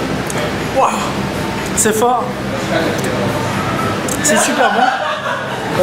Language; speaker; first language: French; native; French